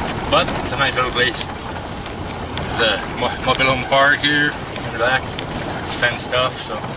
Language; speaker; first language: English; non-native, fluent; French